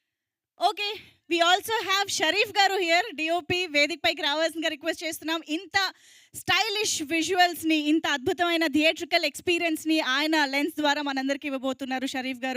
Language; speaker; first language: Telugu; native; Telugu